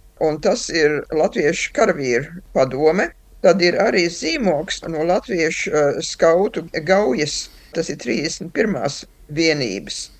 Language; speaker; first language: Latvian; early bilingual, heritage; Latvian